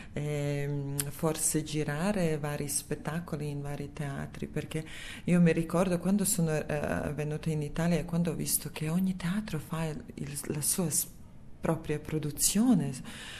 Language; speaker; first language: Italian; non-native, fluent; Serbian